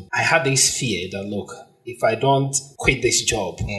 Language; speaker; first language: English; non-native, local second language; Akan